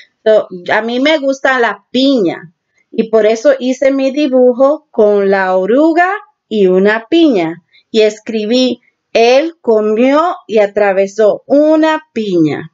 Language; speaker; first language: Spanish; early bilingual, heritage; Spanish